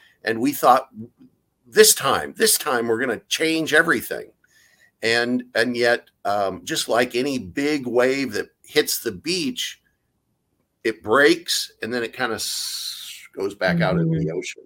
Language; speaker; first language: English; native; English